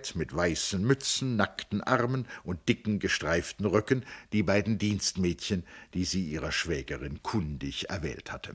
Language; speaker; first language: German; native; German